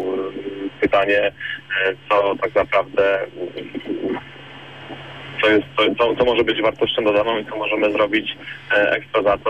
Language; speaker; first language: Polish; native; Polish